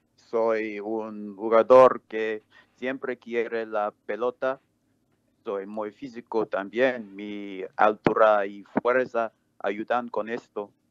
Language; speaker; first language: Spanish; non-native, learner; English